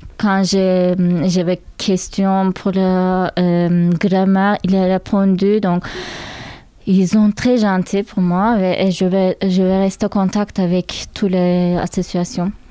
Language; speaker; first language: French; non-native, learner; Turkish